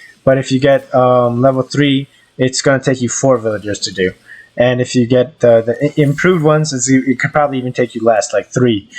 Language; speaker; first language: English; native; English